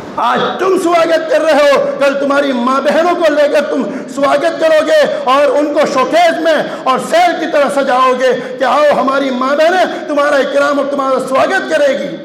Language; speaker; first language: Urdu; non-native, local second language; Gujarati